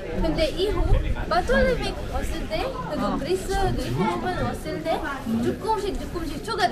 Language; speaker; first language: Korean; non-native, fluent; Arabic